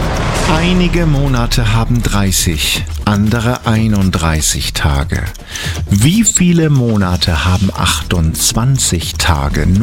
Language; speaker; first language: German; native; German